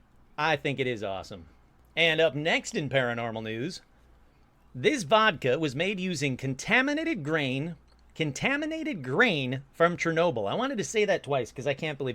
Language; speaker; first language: English; native; English